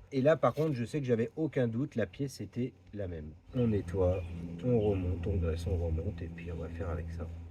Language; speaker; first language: French; native; French